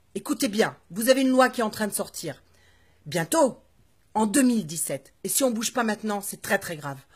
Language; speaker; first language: French; native; French